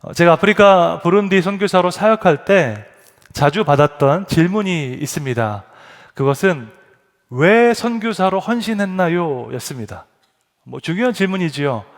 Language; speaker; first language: Korean; native; Korean